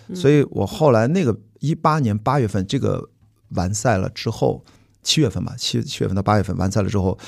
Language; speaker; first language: Chinese; native; Chinese